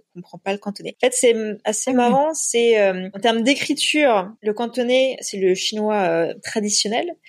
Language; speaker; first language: French; native; French